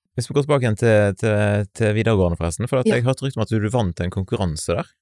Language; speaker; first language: Norwegian; native; Norwegian